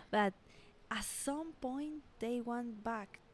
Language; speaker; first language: English; non-native, learner; Spanish